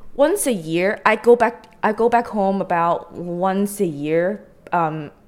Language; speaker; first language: English; non-native, local second language; Cantonese